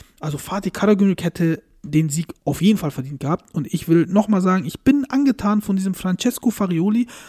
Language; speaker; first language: German; early bilingual, other home language; Turkish